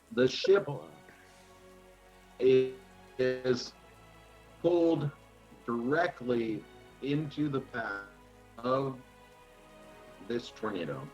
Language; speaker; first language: English; native; English